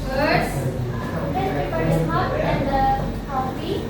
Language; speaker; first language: English; non-native, learner; Indonesian